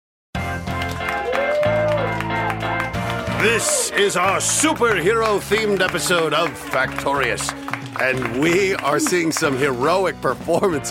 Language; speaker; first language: English; native; English